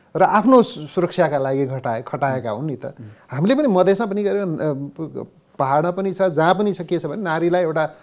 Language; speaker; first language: Nepali; native; Nepali